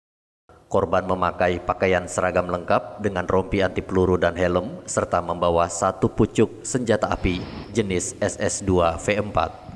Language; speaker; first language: Indonesian; native; Indonesian